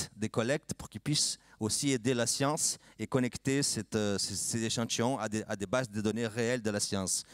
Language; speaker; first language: French; non-native, fluent; Portuguese